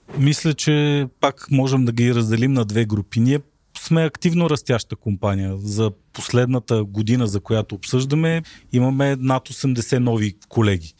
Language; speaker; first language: Bulgarian; native; Bulgarian